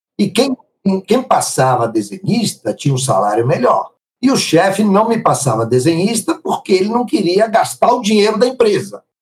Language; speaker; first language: Portuguese; early bilingual, other home language; Italian